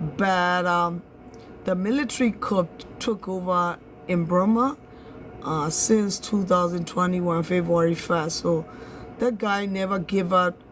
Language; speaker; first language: English; non-native, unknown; Burmese